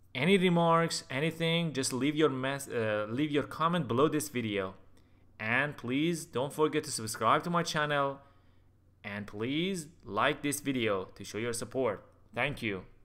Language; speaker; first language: English; non-native, fluent; Persian